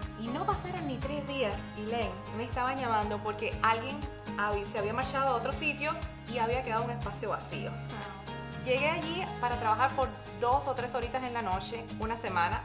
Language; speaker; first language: Spanish; native; Spanish